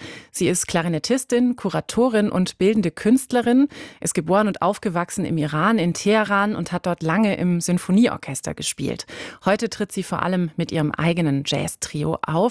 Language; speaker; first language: German; native; German